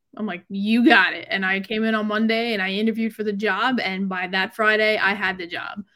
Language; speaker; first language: English; native; English